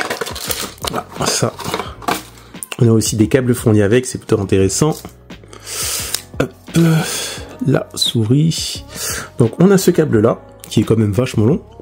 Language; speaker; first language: French; native; French